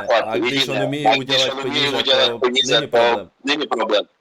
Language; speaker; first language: Czech; non-native, learner; Russian